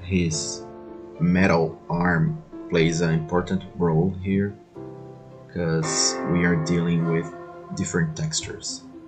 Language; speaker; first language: English; non-native, fluent; Portuguese